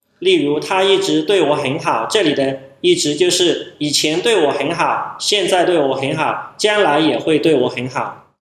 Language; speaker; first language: Chinese; non-native, fluent; Thai